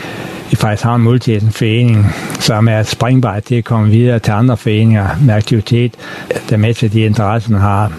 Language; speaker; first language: Danish; native; Danish